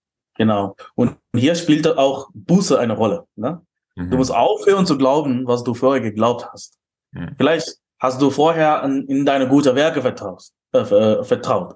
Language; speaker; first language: German; non-native, fluent; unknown